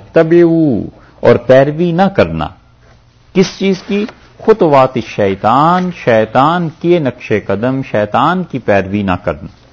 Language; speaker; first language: Urdu; native; Urdu